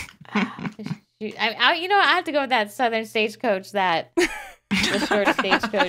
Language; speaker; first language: English; native; English